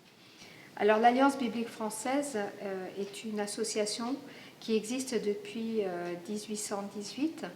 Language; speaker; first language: French; native; French